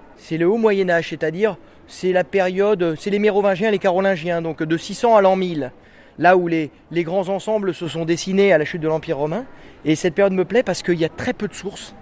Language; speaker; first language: French; native; French